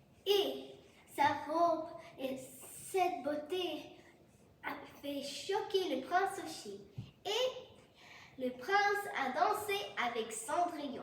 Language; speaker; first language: French; non-native, learner; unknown